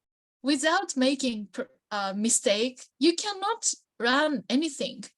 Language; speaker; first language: English; non-native, learner; Japanese